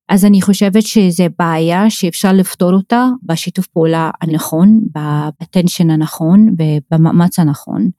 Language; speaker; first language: Hebrew; non-native, local second language; Arabic